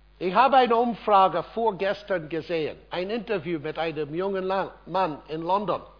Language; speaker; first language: German; non-native, fluent; English